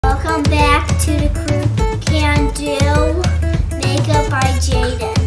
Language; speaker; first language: English; native; English